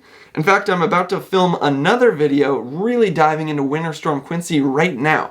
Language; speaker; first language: English; native; English